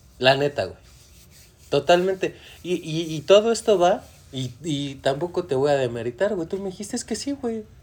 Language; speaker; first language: Spanish; native; Spanish